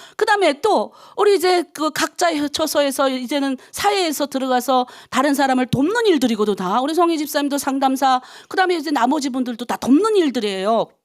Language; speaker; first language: Korean; native; Korean